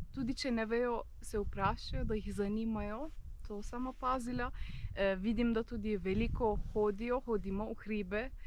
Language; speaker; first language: Slovenian; non-native, fluent; Turkish